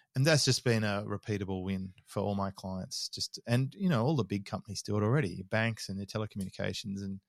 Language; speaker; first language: English; native; English